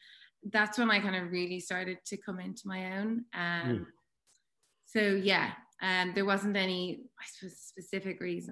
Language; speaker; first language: English; native; English